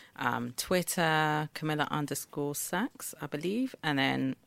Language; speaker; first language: English; early bilingual, other home language; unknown